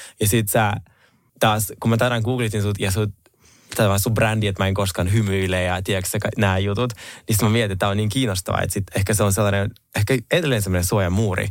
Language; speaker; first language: Finnish; non-native, fluent; Russian